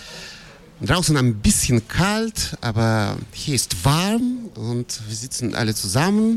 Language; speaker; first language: German; non-native, fluent; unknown